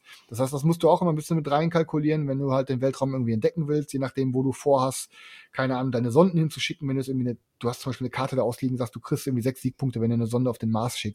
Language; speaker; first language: German; native; German